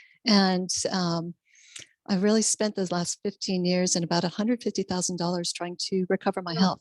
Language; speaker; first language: English; native; English